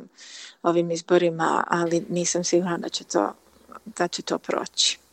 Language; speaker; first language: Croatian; early bilingual, heritage; Croatian